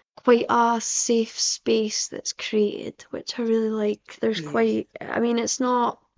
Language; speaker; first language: English; native; English